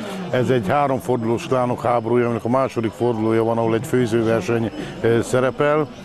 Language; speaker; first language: Hungarian; native; Hungarian